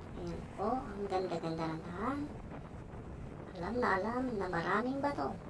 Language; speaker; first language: Filipino; non-native, local second language; Pampanga